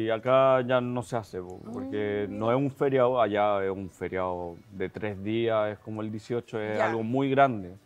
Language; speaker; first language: Spanish; native; Spanish